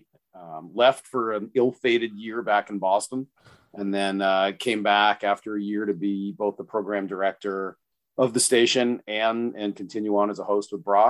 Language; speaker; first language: English; native; English